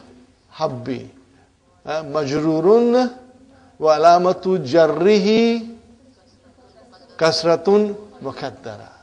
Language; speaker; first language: Arabic; non-native, fluent; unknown